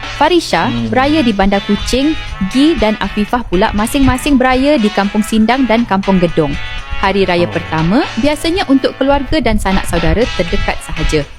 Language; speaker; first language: Malay; native; Malay